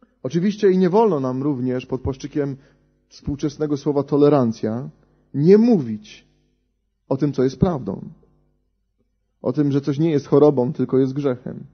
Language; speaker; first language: Polish; native; Polish